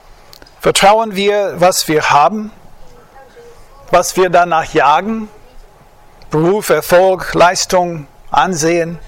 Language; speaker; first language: German; non-native, fluent; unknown